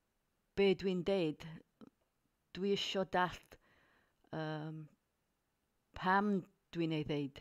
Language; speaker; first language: Welsh; non-native, learner; English